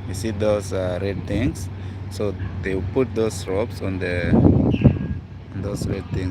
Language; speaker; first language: English; non-native, local second language; Shona